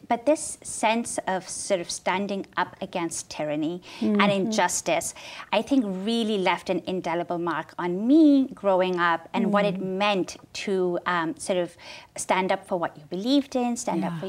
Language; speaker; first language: English; non-native, local second language; Urdu